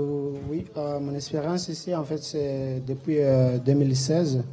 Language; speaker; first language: French; non-native, local second language; Portuguese